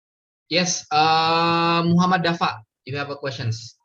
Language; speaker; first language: English; non-native, learner; Indonesian